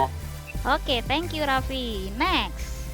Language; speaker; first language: English; non-native, fluent; Indonesian